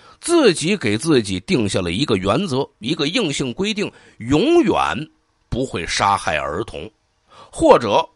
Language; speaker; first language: Chinese; native; Chinese